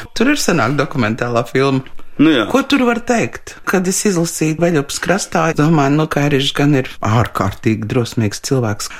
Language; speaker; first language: Latvian; native; Latvian